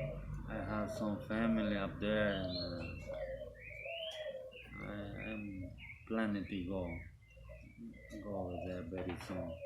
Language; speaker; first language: English; non-native, learner; Spanish